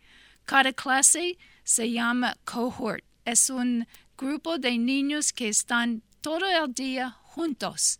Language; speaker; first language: Spanish; non-native, fluent; English